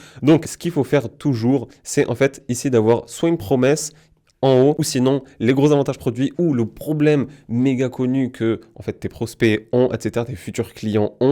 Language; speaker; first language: French; native; French